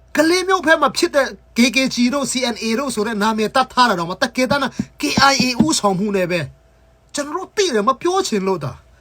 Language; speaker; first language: Burmese; non-native, local second language; Hakha Chin